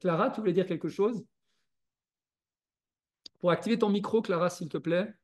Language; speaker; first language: French; native; French